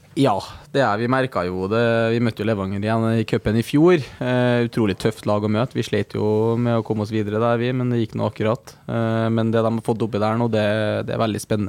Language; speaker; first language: Norwegian; native; Norwegian